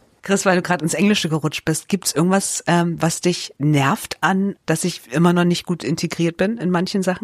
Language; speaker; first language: German; native; German